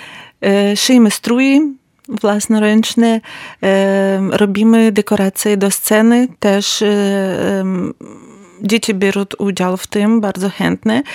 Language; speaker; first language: Polish; non-native, learner; Ukrainian